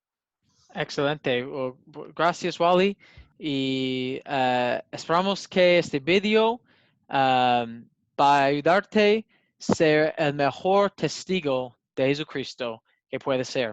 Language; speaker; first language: Spanish; non-native, learner; English